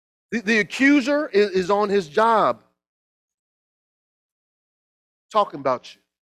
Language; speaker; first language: English; native; English